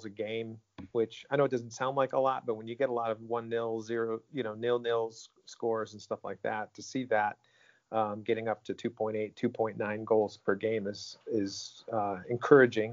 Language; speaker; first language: English; native; English